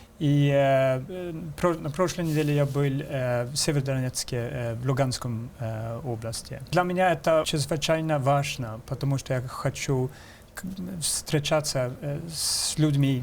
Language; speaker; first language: Russian; non-native, fluent; Swedish